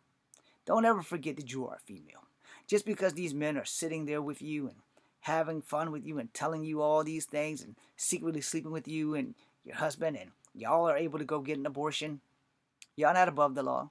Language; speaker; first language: English; native; English